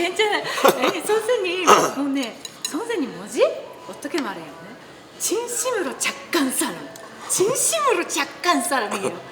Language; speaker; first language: Korean; non-native, learner; Japanese